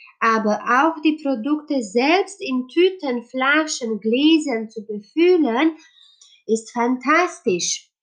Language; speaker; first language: German; non-native, learner; Romanian